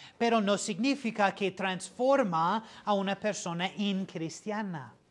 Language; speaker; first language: Spanish; non-native, fluent; English